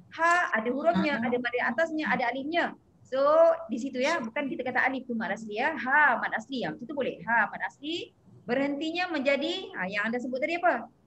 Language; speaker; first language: Malay; native; Malay